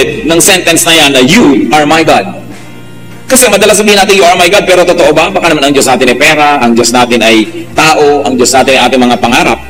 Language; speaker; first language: Filipino; native; Filipino